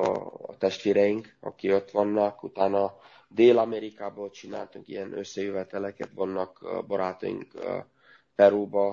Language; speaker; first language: Hungarian; non-native, learner; Romanian